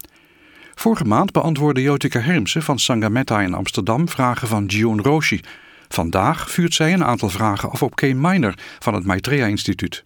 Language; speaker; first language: Dutch; native; Dutch